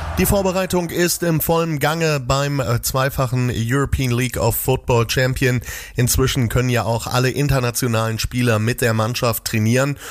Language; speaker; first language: German; native; German